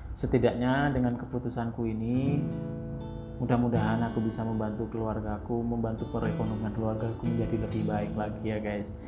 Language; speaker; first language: Indonesian; native; Indonesian